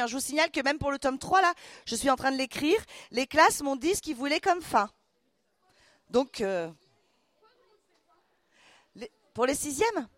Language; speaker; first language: French; native; French